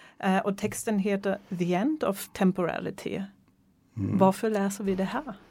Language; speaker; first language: Swedish; non-native, fluent; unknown